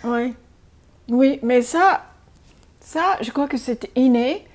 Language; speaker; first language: French; non-native, fluent; English